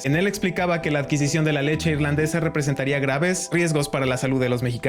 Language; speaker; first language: Spanish; native; Spanish